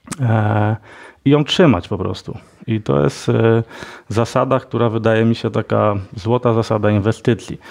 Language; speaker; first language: Polish; native; Polish